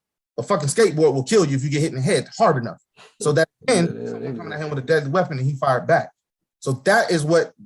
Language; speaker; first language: English; native; English